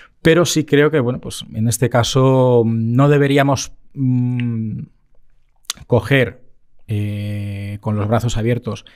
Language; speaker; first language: Spanish; native; Spanish